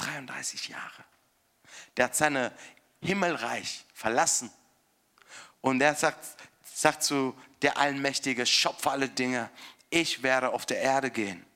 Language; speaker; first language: German; non-native, fluent; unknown